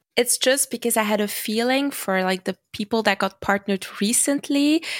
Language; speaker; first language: English; non-native, fluent; Dutch